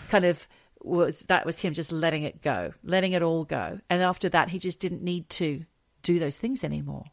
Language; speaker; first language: English; native; English